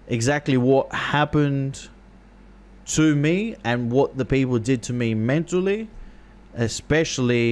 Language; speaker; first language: English; native; English